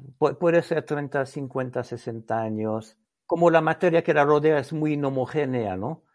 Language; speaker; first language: Spanish; non-native, fluent; French